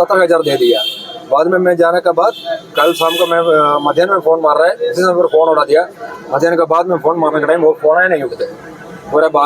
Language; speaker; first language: Hindi; non-native, local second language; Malayalam